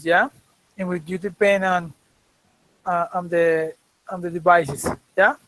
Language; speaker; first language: English; non-native, fluent; Spanish